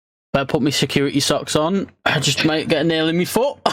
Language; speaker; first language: English; native; English